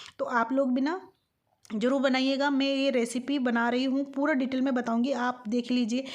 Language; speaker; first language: Hindi; non-native, local second language; Bangla